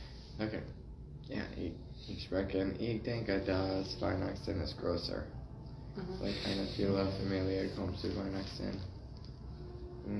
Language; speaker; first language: German; non-native, learner; English